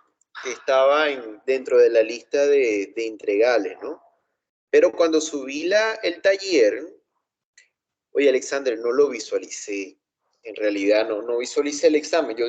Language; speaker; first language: Spanish; native; Spanish